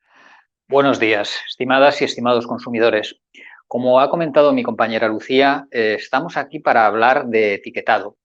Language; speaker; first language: Spanish; native; Spanish